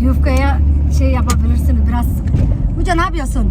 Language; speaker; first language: Turkish; non-native, fluent; Somali